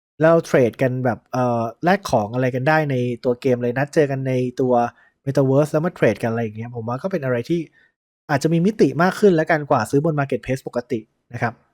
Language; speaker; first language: Thai; native; Thai